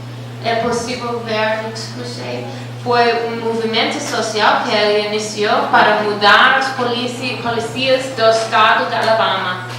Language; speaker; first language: Portuguese; non-native, fluent; English